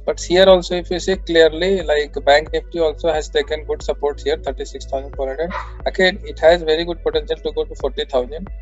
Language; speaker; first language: English; non-native, local second language; Hindi